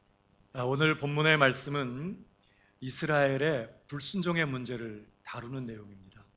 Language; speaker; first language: Korean; native; Korean